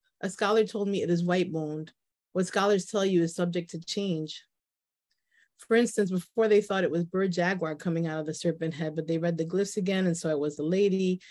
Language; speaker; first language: English; early bilingual, other home language; Spanish